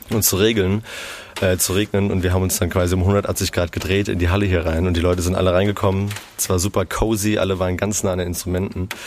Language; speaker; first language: German; non-native, fluent; French